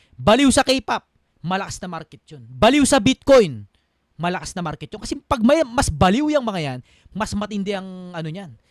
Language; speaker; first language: Filipino; native; Filipino